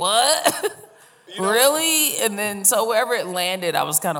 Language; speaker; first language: English; native; English